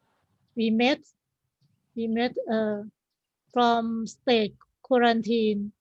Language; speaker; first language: English; non-native, learner; Thai